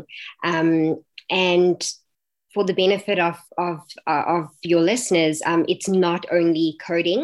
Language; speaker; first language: English; native; English